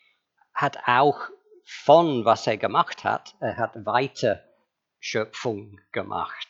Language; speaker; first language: German; non-native, fluent; English